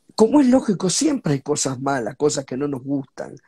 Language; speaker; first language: Spanish; native; Spanish